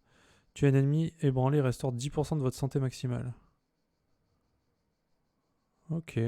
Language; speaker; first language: French; native; French